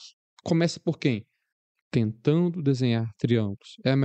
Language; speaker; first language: Portuguese; native; Portuguese